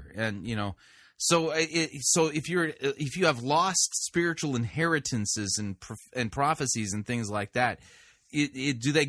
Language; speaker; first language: English; non-native, fluent; Greek